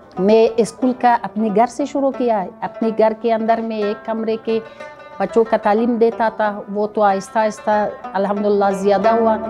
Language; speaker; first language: Urdu; non-native, fluent; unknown